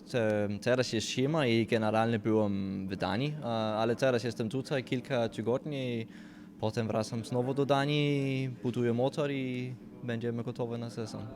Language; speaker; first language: Polish; non-native, learner; Danish